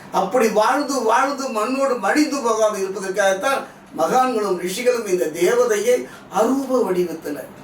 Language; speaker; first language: Tamil; native; Tamil